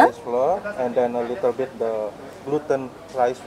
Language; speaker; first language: English; non-native, learner; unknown